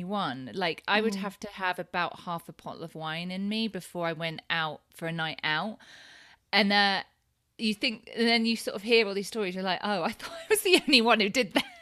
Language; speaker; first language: English; native; English